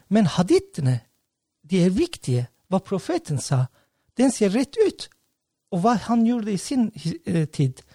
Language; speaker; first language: Norwegian; non-native, fluent; Turkish